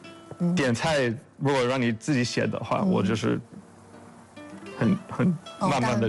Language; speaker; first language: Chinese; non-native, fluent; English